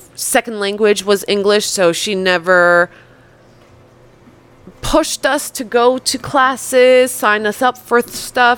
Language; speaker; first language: English; early bilingual, other home language; Polish